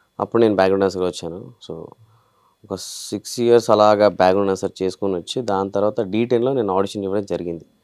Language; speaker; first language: Telugu; native; Telugu